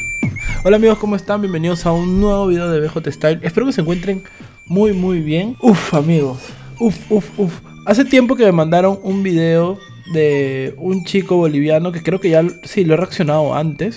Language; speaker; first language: Spanish; native; Spanish